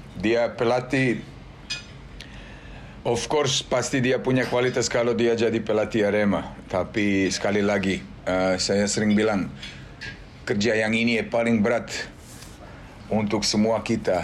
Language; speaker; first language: Indonesian; non-native, fluent; Serbian